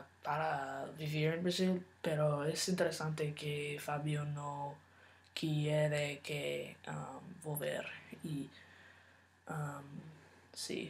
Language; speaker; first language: Spanish; non-native, learner; English